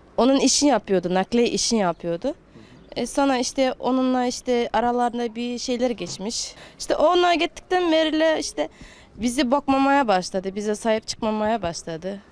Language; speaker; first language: Turkish; non-native, fluent; Kyrgyz